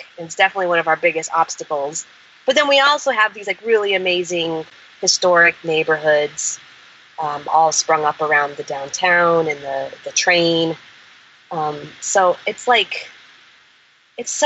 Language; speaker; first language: English; native; English